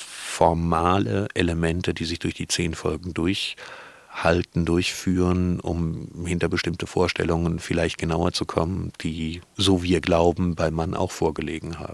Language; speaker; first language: German; native; German